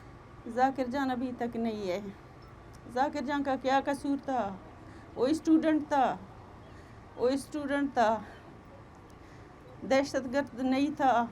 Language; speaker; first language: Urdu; non-native, local second language; Baluchi